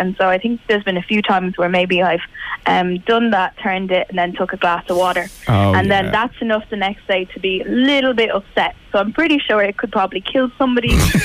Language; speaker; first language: English; native; English